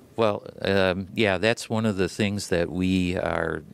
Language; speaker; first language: English; native; English